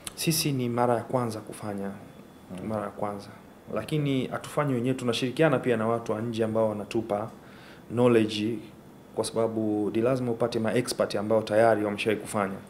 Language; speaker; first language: Swahili; native; Swahili